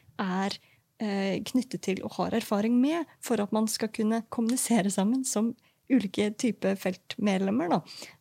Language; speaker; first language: Norwegian; native; Norwegian